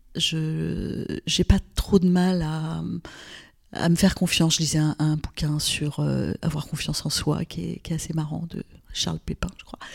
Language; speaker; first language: French; non-native, local second language; Arabic